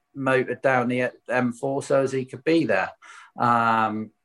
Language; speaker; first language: English; native; English